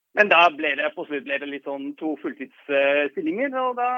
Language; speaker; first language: Norwegian; non-native, fluent; Dutch